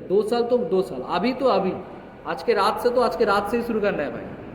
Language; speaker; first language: Hindi; non-native, local second language; Bangla